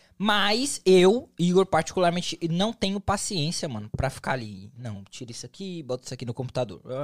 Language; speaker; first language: Portuguese; native; Portuguese